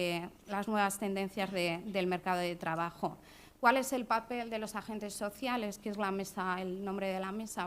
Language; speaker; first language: Spanish; native; Spanish